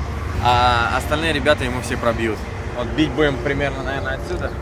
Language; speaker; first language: Russian; native; Russian